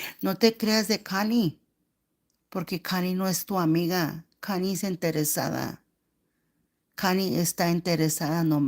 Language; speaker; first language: Spanish; early bilingual, heritage; Spanish